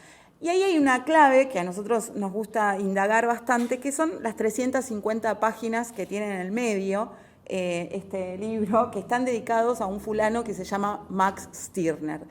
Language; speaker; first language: Spanish; native; Spanish